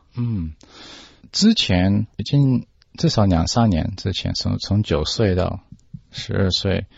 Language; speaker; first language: Chinese; early bilingual, heritage; Chinese